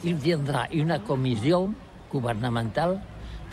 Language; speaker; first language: French; non-native, learner; Catalan